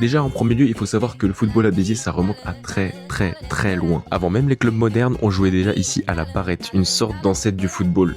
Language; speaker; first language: French; native; French